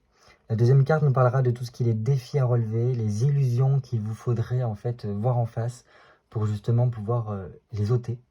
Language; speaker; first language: French; native; French